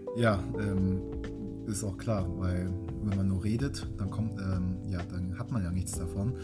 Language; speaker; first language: German; native; German